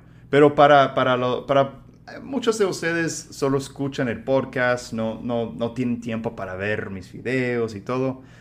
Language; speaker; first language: Spanish; non-native, fluent; English